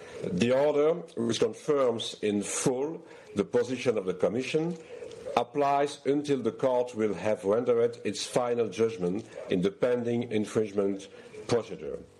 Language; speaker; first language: English; non-native, fluent; French